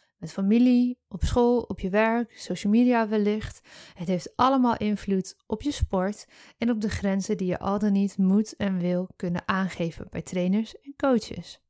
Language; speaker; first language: Dutch; native; Dutch